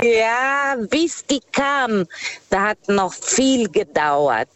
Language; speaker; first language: German; non-native, fluent; Portuguese